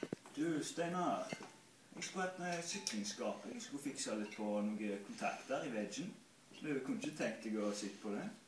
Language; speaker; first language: Norwegian; native; Norwegian